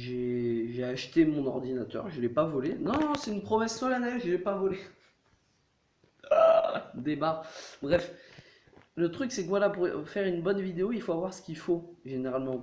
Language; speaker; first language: French; native; French